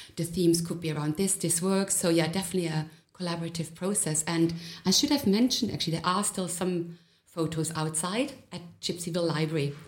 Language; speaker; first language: English; non-native, fluent; German